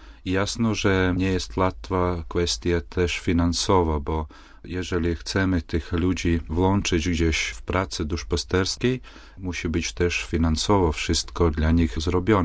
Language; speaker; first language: Polish; non-native, fluent; Latvian